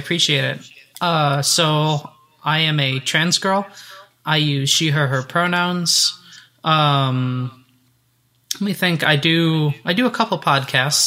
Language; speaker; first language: English; native; English